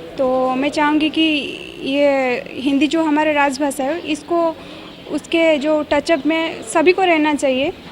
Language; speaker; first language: Hindi; non-native, local second language; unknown